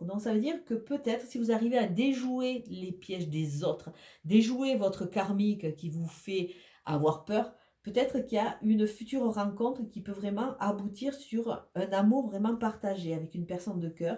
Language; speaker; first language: French; native; French